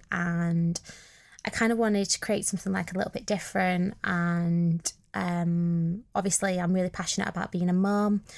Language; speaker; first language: English; native; English